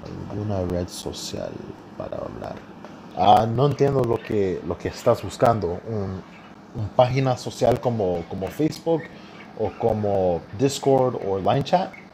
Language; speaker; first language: Spanish; early bilingual, heritage; Spanish